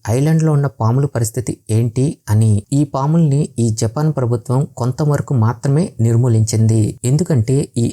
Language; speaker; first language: Telugu; native; Telugu